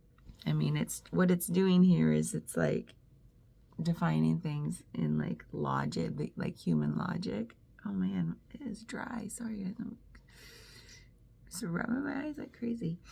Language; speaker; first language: English; native; English